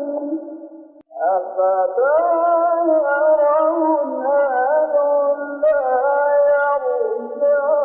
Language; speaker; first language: Arabic; native; Arabic